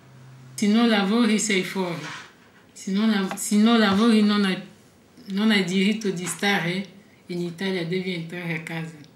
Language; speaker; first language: Italian; non-native, fluent; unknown